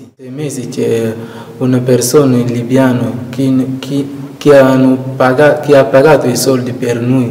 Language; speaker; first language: Italian; non-native, learner; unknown